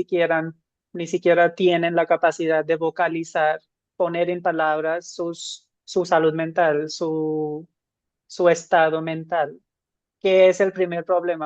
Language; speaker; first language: Spanish; non-native, fluent; Hindi